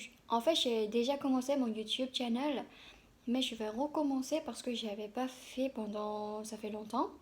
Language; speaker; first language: French; non-native, learner; Korean